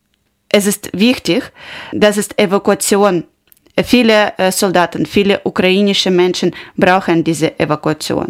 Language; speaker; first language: German; non-native, learner; Ukrainian